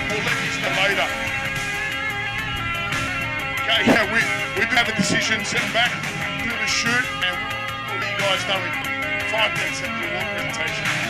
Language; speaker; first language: English; native; English